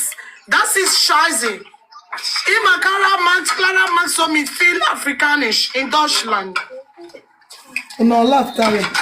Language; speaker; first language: German; non-native, learner; Nigerian Pidgin